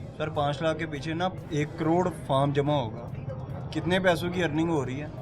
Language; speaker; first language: Urdu; non-native, local second language; Punjabi